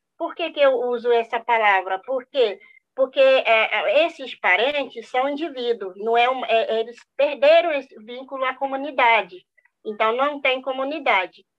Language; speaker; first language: Portuguese; non-native, local second language; Guarani